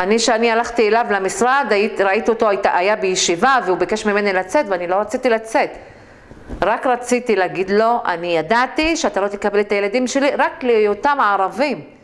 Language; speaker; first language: Hebrew; non-native, local second language; Arabic